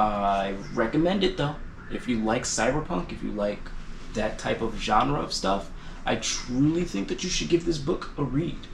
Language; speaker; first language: English; native; English